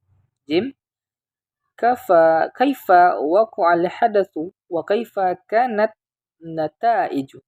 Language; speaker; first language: Arabic; non-native, learner; Indonesian